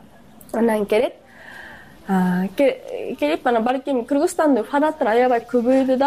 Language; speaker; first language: Kyrgyz; non-native, fluent; Japanese